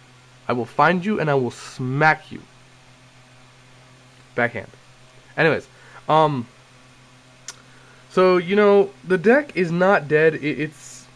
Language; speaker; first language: English; native; English